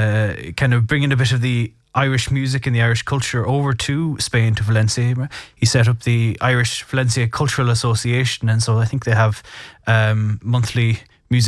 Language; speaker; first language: English; native; English